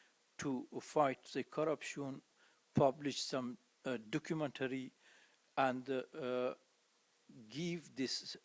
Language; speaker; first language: English; non-native, fluent; Persian